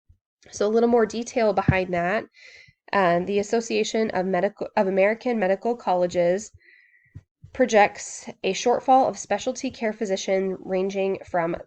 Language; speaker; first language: English; native; English